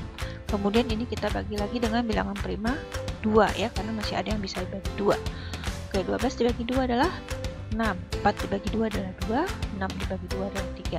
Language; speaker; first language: Indonesian; native; Indonesian